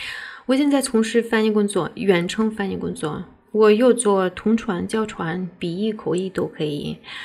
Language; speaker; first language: Chinese; non-native, fluent; Russian